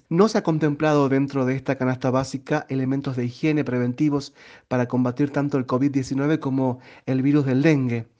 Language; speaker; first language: Spanish; native; Spanish